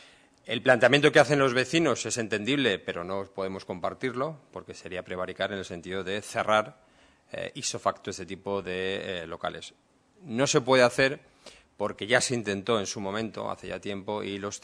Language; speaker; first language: Spanish; native; Spanish